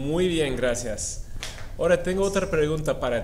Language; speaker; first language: Spanish; non-native, fluent; English